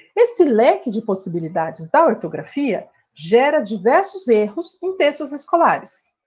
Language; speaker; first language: Portuguese; native; Portuguese